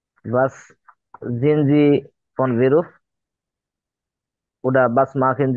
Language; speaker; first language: German; non-native, learner; Bangla